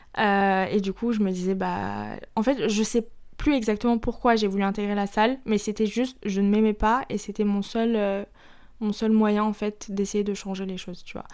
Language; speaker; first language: French; early bilingual, other home language; Arabic